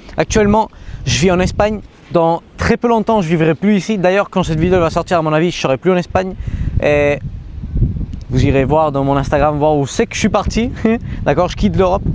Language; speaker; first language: French; native; French